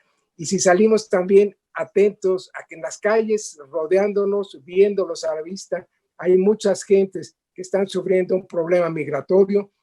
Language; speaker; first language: Spanish; native; Spanish